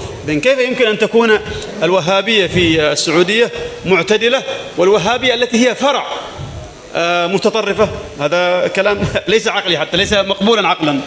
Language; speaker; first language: Arabic; native; Arabic